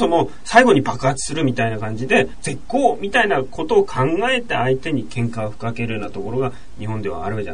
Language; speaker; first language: Japanese; native; Japanese